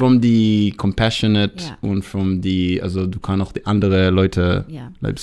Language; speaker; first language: German; non-native, learner; Hebrew